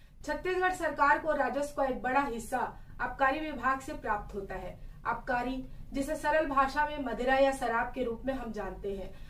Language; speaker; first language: Hindi; native; Hindi